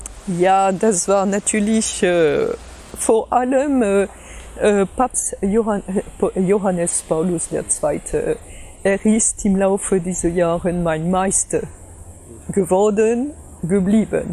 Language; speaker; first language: German; non-native, fluent; French